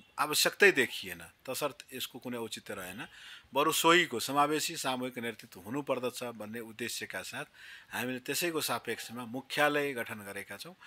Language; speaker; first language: Nepali; non-native, local second language; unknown